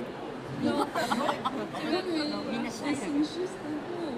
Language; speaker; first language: French; non-native, fluent; Japanese